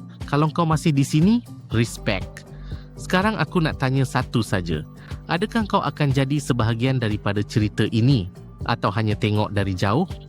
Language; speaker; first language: Malay; native; Malay